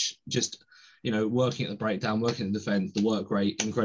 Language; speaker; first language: English; native; English